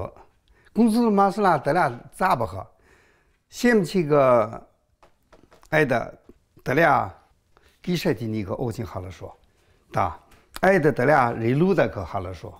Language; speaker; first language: Russian; non-native, learner; Chinese